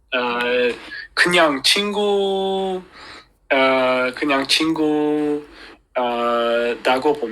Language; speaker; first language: Korean; non-native, learner; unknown